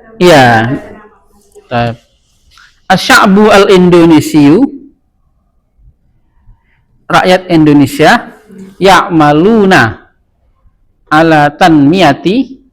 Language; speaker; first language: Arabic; non-native, fluent; Indonesian